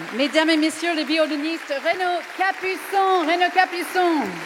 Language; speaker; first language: French; native; French